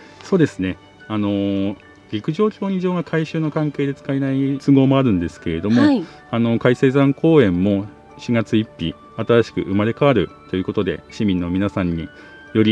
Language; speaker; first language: Japanese; native; Japanese